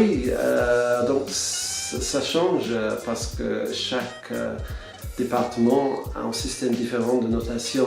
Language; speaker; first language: French; non-native, fluent; English